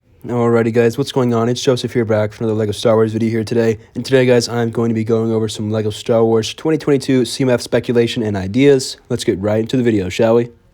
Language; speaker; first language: English; native; English